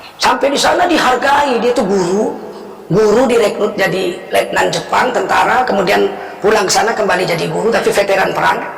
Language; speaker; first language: Indonesian; native; Indonesian